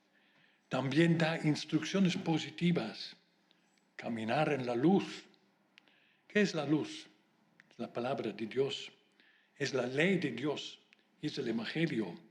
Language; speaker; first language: Spanish; non-native, fluent; Dutch